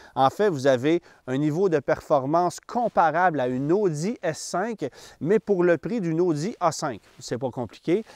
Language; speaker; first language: French; native; French